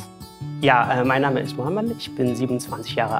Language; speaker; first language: German; non-native, fluent; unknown